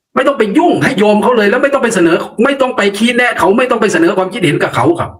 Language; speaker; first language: Thai; native; Thai